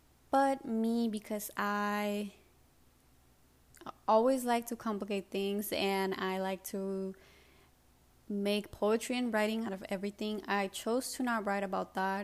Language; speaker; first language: English; early bilingual, other home language; Spanish